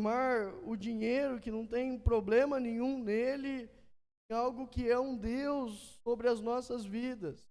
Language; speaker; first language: Portuguese; native; Portuguese